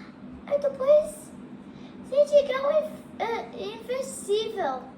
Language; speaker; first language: Portuguese; early bilingual, heritage; Portuguese